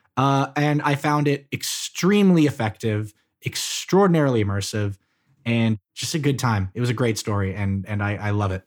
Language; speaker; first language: English; native; English